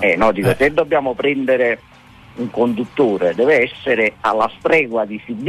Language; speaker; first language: Italian; native; Italian